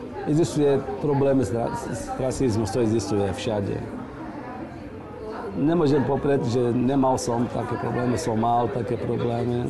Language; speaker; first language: Slovak; non-native, learner; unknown